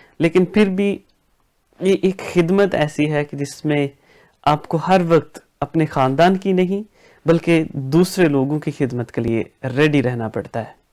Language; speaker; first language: Urdu; non-native, local second language; Punjabi